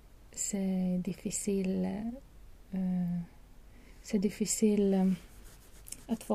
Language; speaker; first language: French; non-native, learner; Latvian